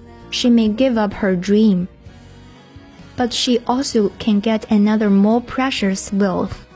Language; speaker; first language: English; non-native, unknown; Chinese